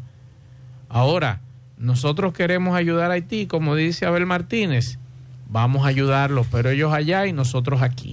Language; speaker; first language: Spanish; native; Spanish